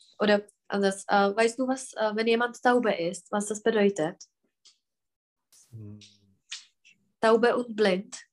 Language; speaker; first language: German; non-native, fluent; Czech